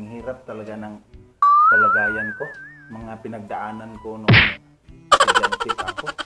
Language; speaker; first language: Filipino; non-native, local second language; Cebuano